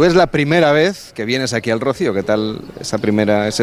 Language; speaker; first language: Spanish; native; Spanish